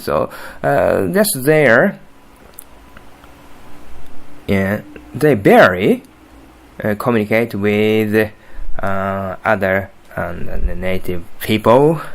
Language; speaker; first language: English; non-native, learner; Japanese